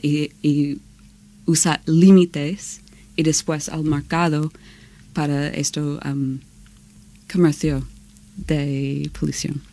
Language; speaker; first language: Spanish; non-native, learner; English